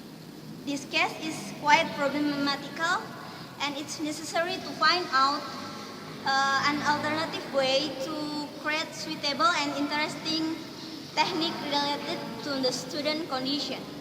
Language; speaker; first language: English; non-native, learner; Indonesian